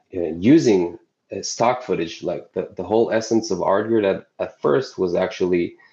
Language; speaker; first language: English; non-native, fluent; Hebrew